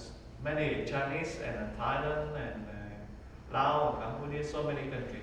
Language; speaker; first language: English; non-native, learner; Vietnamese